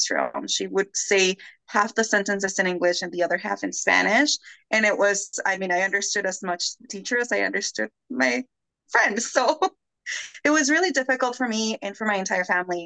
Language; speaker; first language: English; early bilingual, other home language; Spanish